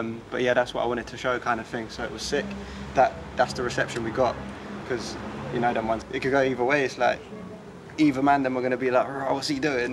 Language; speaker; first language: English; early bilingual, other home language; Polish